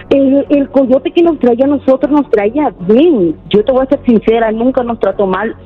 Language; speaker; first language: Spanish; native; Spanish